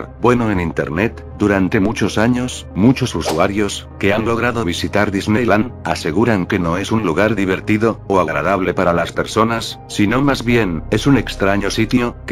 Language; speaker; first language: Spanish; native; Spanish